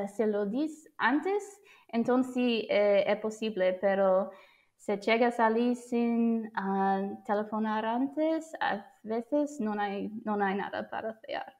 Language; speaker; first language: Galician; non-native, fluent; English